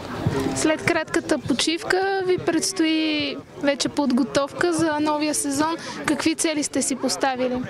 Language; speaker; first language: Bulgarian; native; Bulgarian